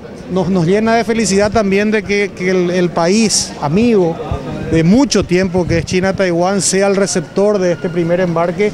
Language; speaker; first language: Spanish; native; Spanish